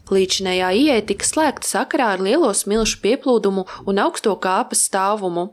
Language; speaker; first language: Latvian; native; Latvian